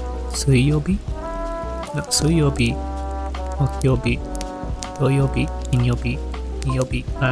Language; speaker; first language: Japanese; non-native, learner; English